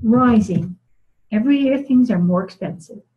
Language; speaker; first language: English; non-native, fluent; Dutch